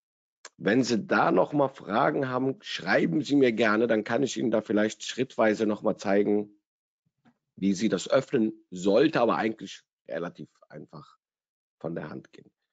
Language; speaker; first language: German; native; German